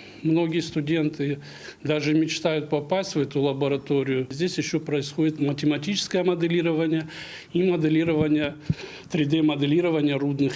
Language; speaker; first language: Russian; native; Russian